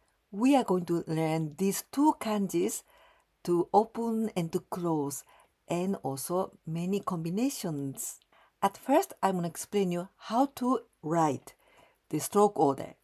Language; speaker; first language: English; non-native, fluent; Japanese